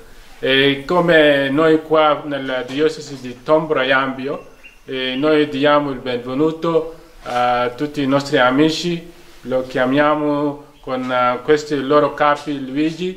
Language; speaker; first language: Italian; non-native, fluent; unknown